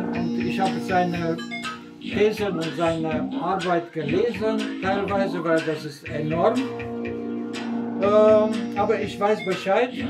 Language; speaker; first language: German; non-native, fluent; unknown